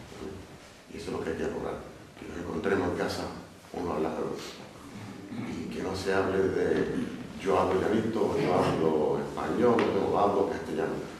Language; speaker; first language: Spanish; native; Spanish